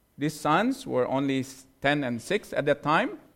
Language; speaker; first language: English; non-native, fluent; Indonesian